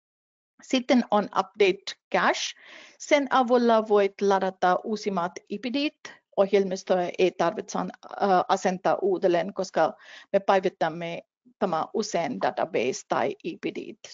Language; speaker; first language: Finnish; non-native, fluent; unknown